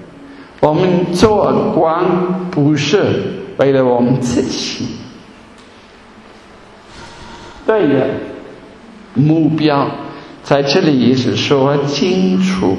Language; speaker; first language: Chinese; non-native, fluent; German